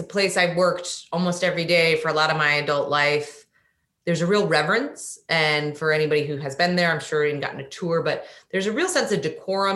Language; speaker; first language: English; native; English